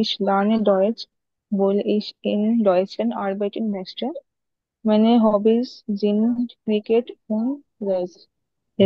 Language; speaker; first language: German; non-native, learner; Bangla